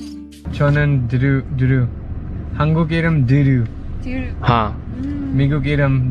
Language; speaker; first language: Korean; non-native, learner; English